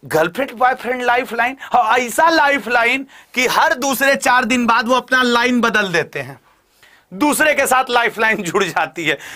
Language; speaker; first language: Hindi; native; Hindi